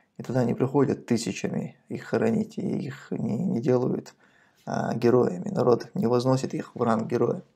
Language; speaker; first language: Russian; non-native, local second language; Chechen